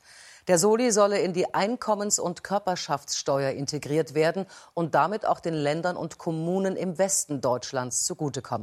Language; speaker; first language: German; native; German